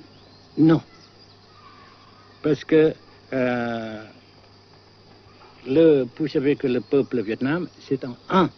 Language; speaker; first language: French; non-native, local second language; Vietnamese